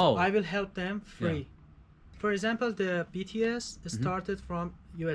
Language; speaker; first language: English; non-native, fluent; Persian